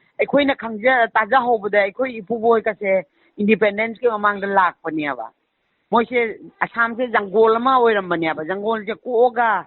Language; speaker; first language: Manipuri; native; Manipuri